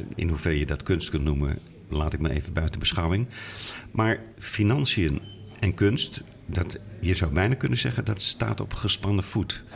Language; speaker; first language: Dutch; native; Dutch